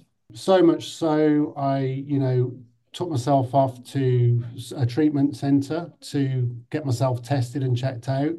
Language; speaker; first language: English; native; English